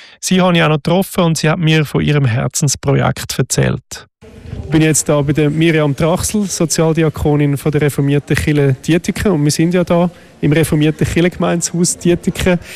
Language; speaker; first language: German; native; German